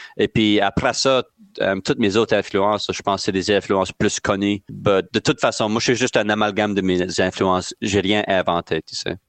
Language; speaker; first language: French; native; French